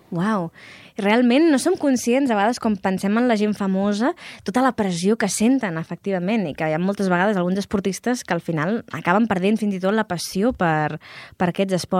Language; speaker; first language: Catalan; native; Catalan